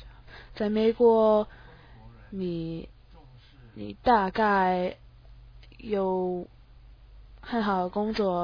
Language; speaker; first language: Chinese; non-native, learner; English